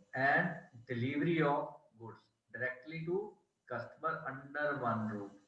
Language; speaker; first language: English; non-native, local second language; Punjabi